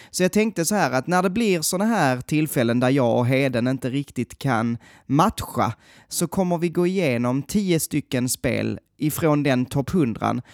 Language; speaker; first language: Swedish; native; Swedish